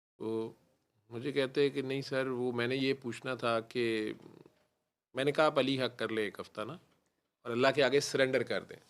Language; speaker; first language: Urdu; non-native, local second language; Punjabi